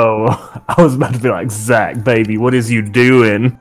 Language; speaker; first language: English; native; English